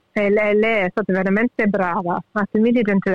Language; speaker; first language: Italian; early bilingual, heritage; English